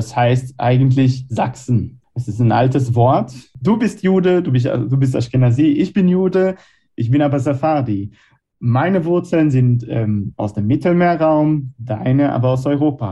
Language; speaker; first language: German; non-native, fluent; Hebrew